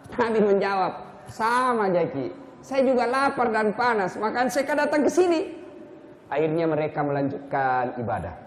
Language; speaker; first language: Indonesian; non-native, local second language; Buginese